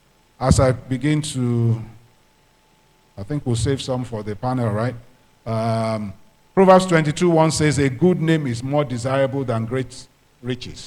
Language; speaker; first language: English; non-native, local second language; Yoruba